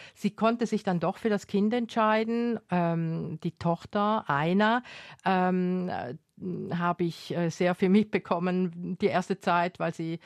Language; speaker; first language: German; native; German